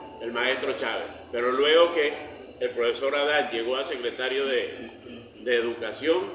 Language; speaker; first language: Spanish; native; Spanish